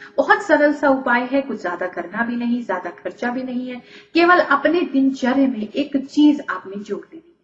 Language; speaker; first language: Hindi; native; Hindi